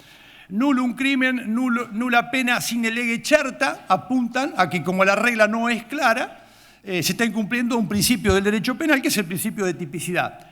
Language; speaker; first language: Spanish; native; Spanish